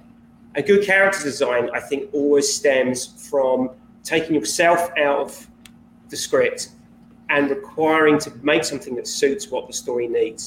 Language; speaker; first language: English; native; English